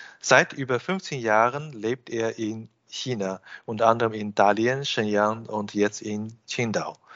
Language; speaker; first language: German; non-native, fluent; Chinese